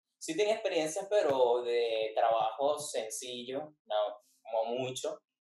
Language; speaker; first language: Spanish; native; Spanish